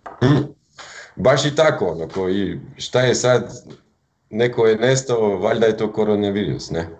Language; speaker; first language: Croatian; non-native, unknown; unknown